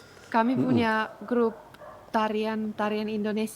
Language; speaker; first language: Indonesian; non-native, fluent; Finnish